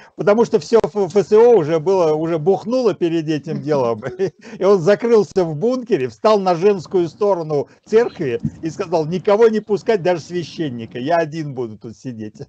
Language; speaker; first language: Russian; native; Russian